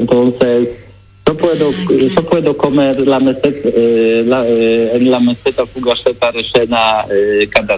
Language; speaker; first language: Spanish; non-native, learner; Polish